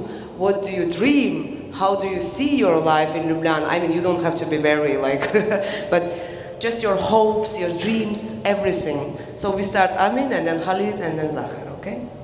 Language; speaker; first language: English; non-native, fluent; Slovenian